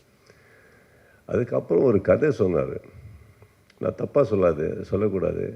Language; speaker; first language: Tamil; non-native, learner; Kannada